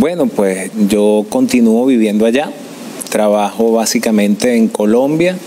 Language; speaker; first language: Spanish; native; Spanish